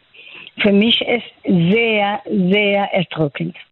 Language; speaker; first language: German; non-native, fluent; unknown